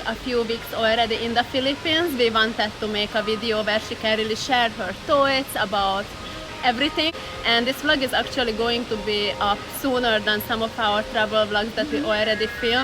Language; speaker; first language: English; non-native, fluent; Hungarian